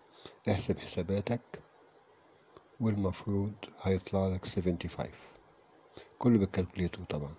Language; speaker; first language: Arabic; native; Arabic